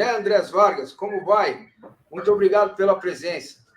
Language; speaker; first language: Portuguese; native; Portuguese